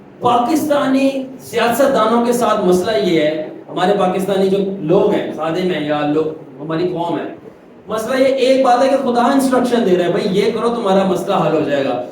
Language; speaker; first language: Urdu; non-native, local second language; Punjabi